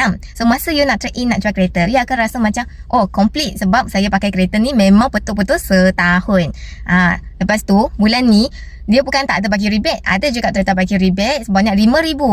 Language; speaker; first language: Malay; native; Malay